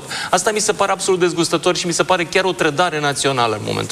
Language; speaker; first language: Romanian; native; Romanian